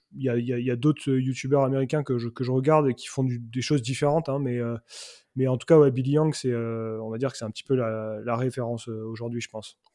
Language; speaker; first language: French; native; French